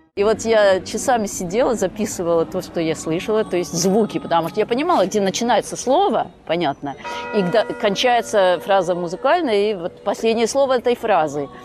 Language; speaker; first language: Russian; non-native, fluent; French